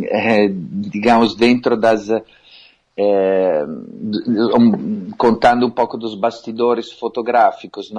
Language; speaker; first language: Portuguese; non-native, fluent; Italian